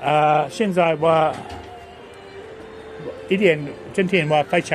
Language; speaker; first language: Chinese; non-native, learner; English